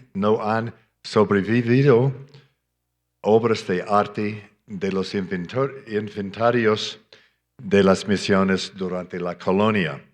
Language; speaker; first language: Spanish; non-native, fluent; English